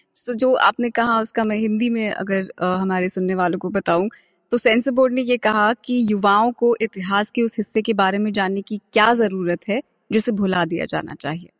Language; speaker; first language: Hindi; native; Hindi